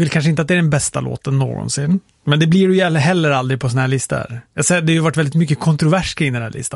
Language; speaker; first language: Swedish; native; Swedish